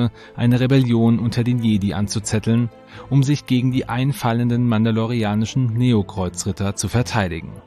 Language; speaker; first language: German; native; German